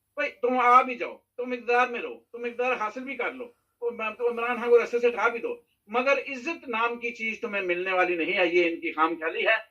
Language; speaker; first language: Urdu; non-native, local second language; Punjabi